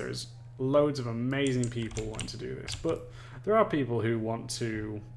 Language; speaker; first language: English; native; English